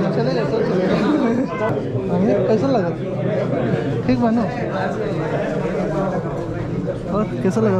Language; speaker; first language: Hindi; non-native, local second language; Bhojpuri